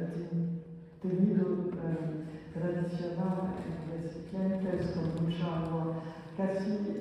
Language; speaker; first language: Spanish; non-native, fluent; French